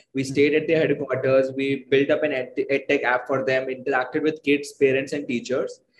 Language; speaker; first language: English; non-native, local second language; Hindi